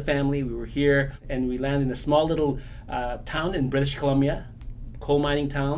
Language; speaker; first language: English; non-native, local second language; Filipino